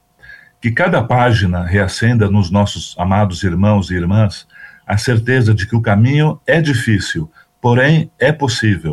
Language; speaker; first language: Portuguese; native; Portuguese